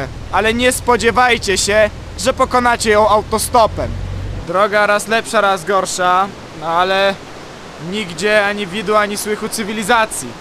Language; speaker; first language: Polish; native; Polish